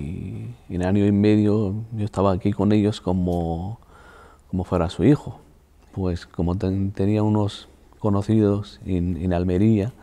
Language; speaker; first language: Spanish; non-native, fluent; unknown